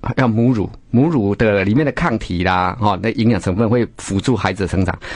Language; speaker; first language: Chinese; native; Chinese